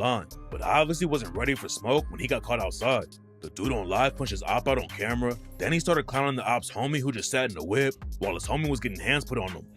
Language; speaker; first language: English; native; English